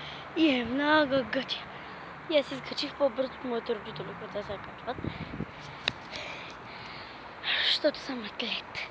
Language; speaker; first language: Bulgarian; native; Bulgarian